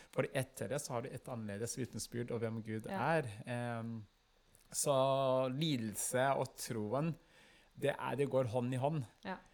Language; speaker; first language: Norwegian; non-native, fluent; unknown